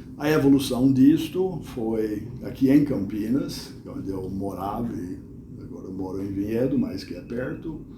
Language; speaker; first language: Portuguese; non-native, fluent; English